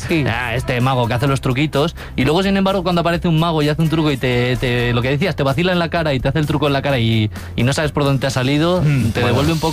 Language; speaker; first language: Spanish; native; Spanish